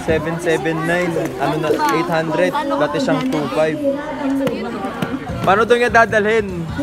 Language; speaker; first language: Filipino; non-native, local second language; Cebuano